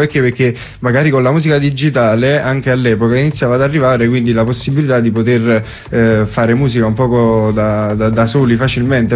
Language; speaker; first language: Italian; native; Italian